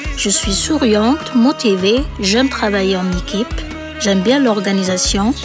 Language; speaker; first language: French; non-native, local second language; Arabic